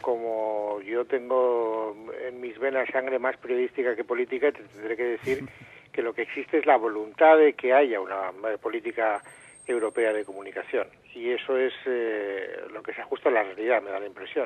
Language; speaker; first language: Spanish; native; Spanish